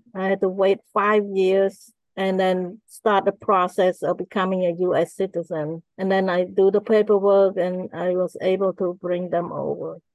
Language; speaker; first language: English; non-native, fluent; Khmer